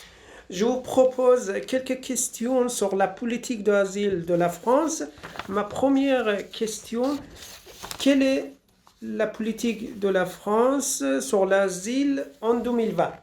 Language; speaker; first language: French; non-native, fluent; Persian